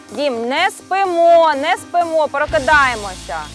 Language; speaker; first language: Ukrainian; native; Ukrainian